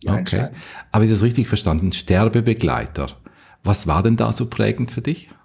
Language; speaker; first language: German; native; German